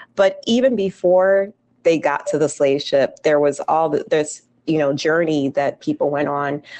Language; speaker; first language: English; native; English